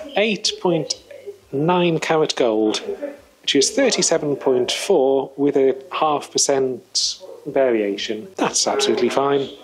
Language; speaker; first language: English; native; English